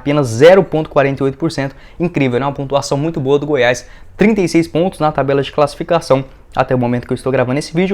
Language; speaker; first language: Portuguese; native; Portuguese